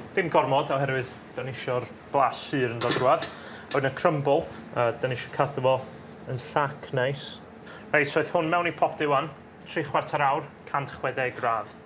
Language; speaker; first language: Welsh; native; Welsh